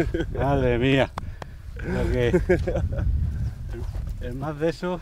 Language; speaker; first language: Spanish; native; Spanish